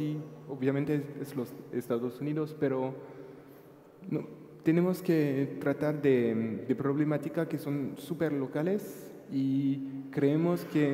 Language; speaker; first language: Spanish; non-native, fluent; French